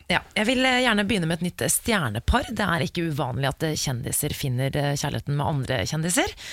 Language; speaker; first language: Norwegian; early bilingual, other home language; English